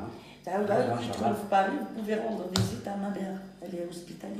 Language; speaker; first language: French; non-native, local second language; Kabyle